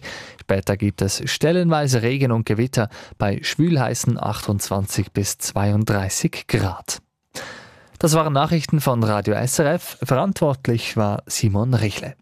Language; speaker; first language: German; native; German